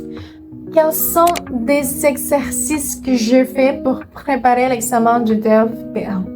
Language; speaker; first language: French; non-native, learner; Indonesian